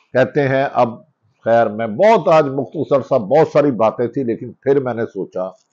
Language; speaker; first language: Urdu; non-native, local second language; Punjabi